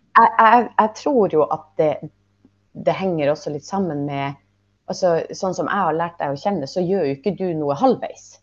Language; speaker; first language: Norwegian; native; Norwegian